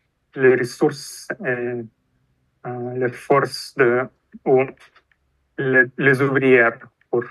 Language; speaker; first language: French; non-native, fluent; Russian